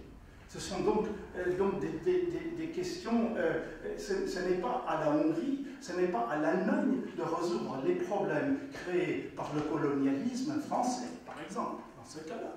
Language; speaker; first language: French; native; French